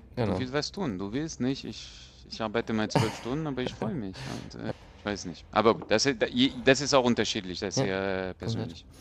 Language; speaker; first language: German; non-native, fluent; French